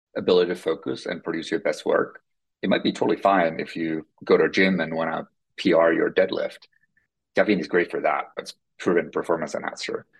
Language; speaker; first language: English; non-native, fluent; Finnish